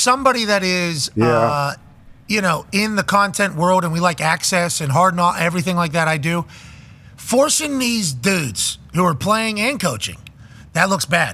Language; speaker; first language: English; native; English